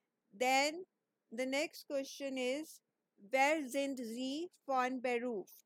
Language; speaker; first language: German; non-native, fluent; Hindi